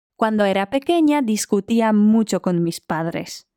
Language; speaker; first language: Spanish; non-native, fluent; Polish